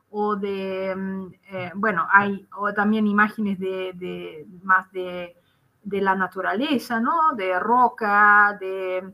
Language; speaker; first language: Spanish; non-native, fluent; Dutch